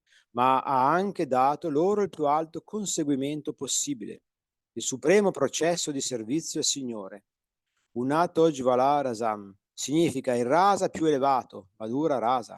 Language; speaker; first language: Italian; native; Italian